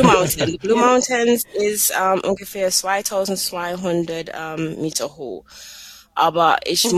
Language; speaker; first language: German; non-native, fluent; English